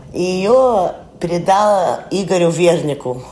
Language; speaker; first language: Russian; early bilingual, heritage; Russian